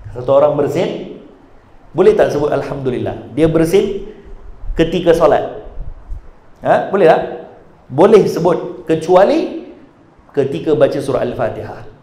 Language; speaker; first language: Malay; native; Malay